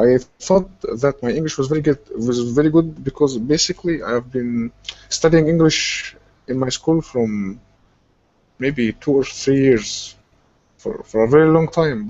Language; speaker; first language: English; non-native, fluent; Arabic